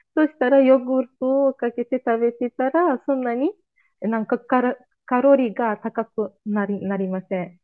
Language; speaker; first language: Japanese; non-native, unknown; Azerbaijani